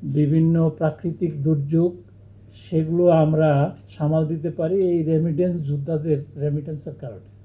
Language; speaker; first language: Bangla; native; Bangla